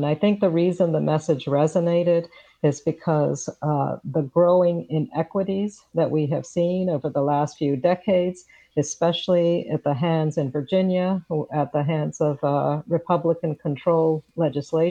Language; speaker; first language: English; native; English